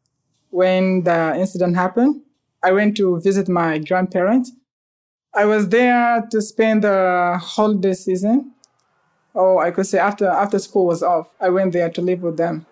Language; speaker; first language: English; non-native, local second language; Hausa